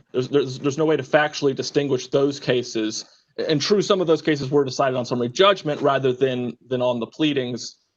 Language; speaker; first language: English; native; English